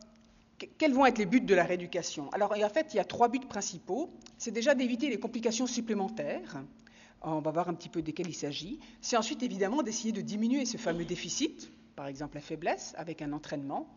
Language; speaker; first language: French; native; French